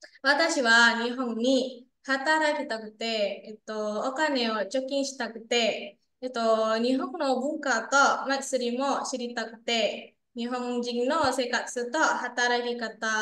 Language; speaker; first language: Japanese; non-native, learner; Indonesian